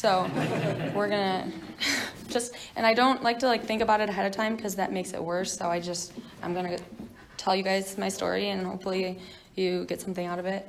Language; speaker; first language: English; native; English